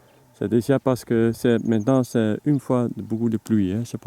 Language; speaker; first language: French; non-native, learner; Dutch